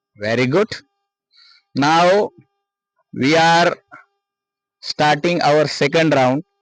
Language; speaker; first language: English; non-native, local second language; Marathi